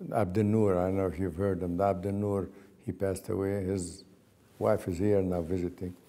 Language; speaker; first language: English; non-native, fluent; Arabic